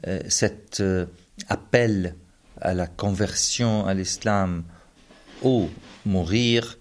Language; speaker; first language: French; non-native, fluent; Arabic